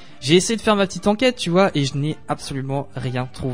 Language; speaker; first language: French; native; French